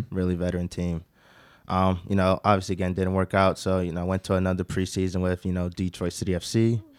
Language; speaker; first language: English; native; English